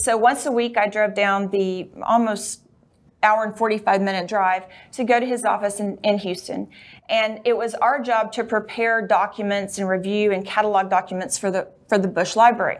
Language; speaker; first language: English; native; English